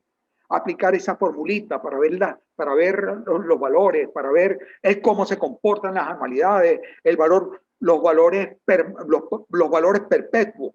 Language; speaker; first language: Spanish; native; Spanish